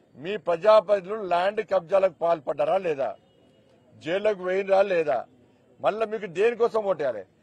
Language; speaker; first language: Telugu; native; Telugu